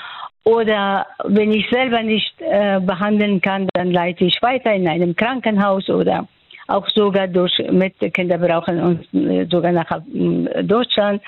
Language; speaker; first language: German; non-native, fluent; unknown